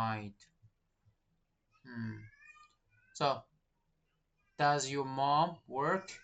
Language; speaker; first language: English; non-native, fluent; Chinese